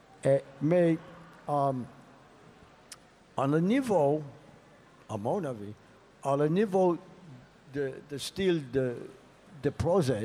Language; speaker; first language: French; non-native, learner; English